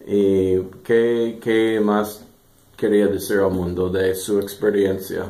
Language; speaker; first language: Spanish; non-native, learner; English